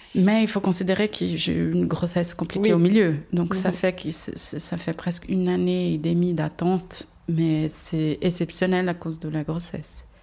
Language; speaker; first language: French; non-native, fluent; Portuguese